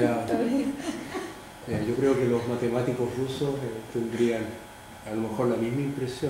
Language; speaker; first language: Spanish; native; Spanish